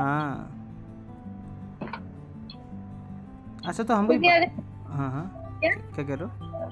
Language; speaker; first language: Hindi; native; Hindi